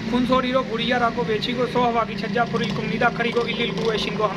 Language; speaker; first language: Korean; non-native, learner; Punjabi